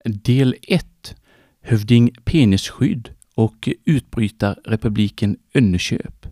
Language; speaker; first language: Swedish; native; Swedish